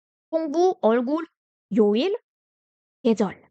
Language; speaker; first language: Korean; non-native, fluent; French